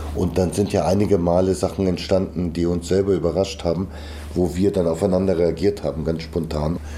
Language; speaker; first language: German; early bilingual, other home language; Bulgarian